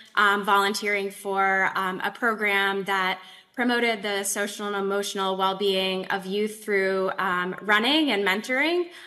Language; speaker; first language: English; native; English